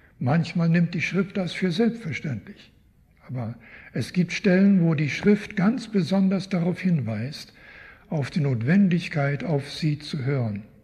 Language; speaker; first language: German; early bilingual, heritage; German